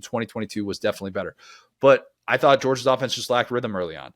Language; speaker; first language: English; native; English